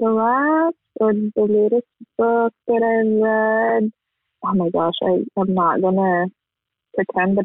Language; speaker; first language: English; non-native, local second language; Filipino